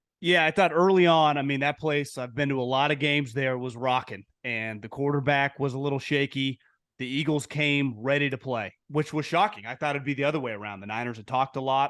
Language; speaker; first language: English; native; English